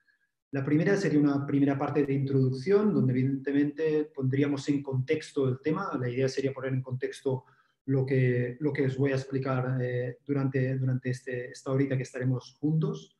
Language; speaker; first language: Spanish; native; Spanish